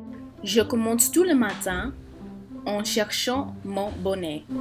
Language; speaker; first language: French; non-native, learner; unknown